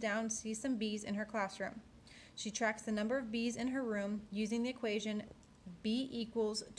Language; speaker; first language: English; native; English